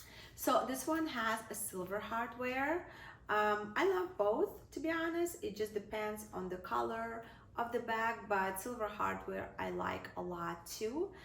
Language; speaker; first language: English; non-native, fluent; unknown